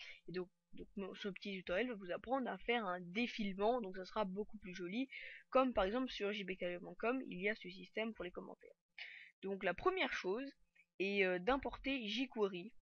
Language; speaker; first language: French; native; French